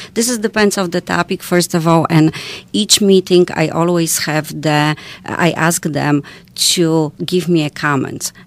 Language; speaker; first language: English; non-native, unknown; Polish